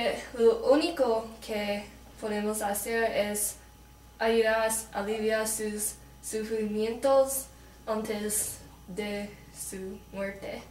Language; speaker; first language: Spanish; non-native, learner; English